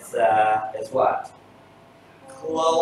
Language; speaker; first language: English; non-native, fluent; Vietnamese